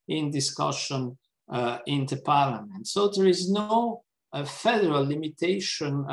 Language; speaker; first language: English; non-native, fluent; Italian